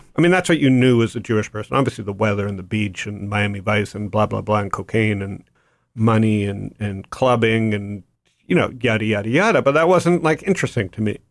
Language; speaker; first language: English; native; English